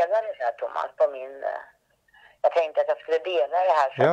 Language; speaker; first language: Swedish; native; Swedish